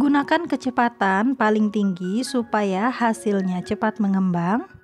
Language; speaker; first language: Indonesian; native; Indonesian